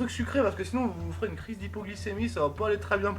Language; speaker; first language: French; native; French